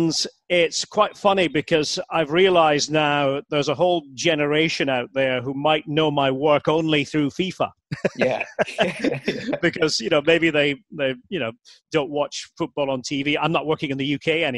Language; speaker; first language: English; native; English